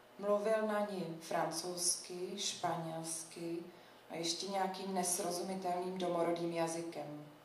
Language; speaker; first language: Czech; native; Czech